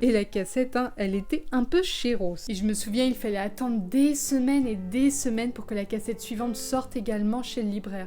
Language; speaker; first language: French; native; French